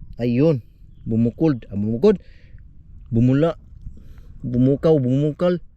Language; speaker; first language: Filipino; non-native, local second language; Cebuano